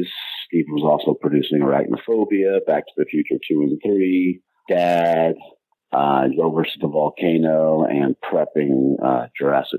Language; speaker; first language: English; native; English